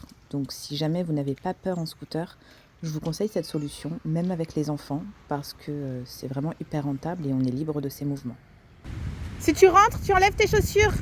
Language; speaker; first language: French; native; French